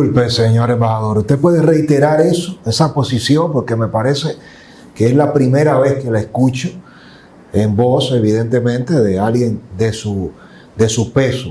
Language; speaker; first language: Spanish; native; Spanish